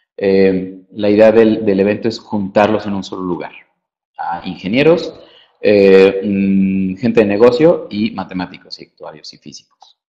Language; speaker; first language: Spanish; native; Spanish